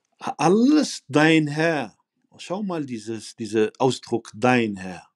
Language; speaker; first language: German; non-native, fluent; Arabic